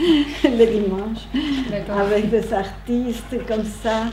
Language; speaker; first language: French; non-native, learner; Spanish